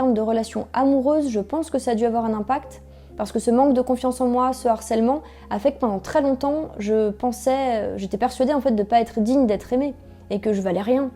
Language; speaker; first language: French; native; French